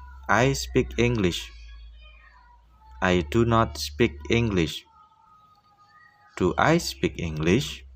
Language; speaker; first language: English; non-native, fluent; Indonesian